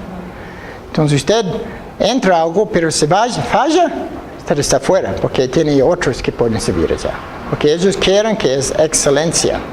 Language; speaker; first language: Spanish; non-native, fluent; English